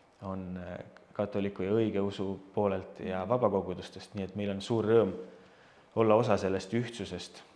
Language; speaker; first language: Estonian; native; Estonian